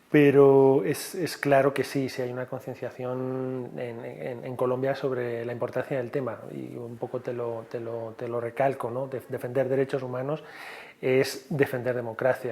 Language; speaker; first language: Spanish; native; Spanish